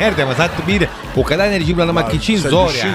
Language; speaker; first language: Turkish; non-native, learner; Italian